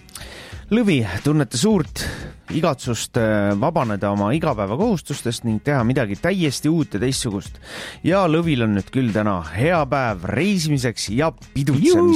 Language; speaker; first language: Estonian; native; Estonian